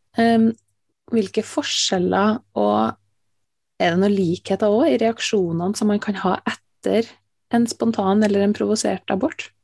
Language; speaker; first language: Norwegian; native; Norwegian